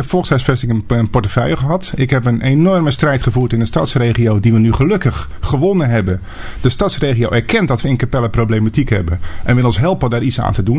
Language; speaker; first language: Dutch; native; Dutch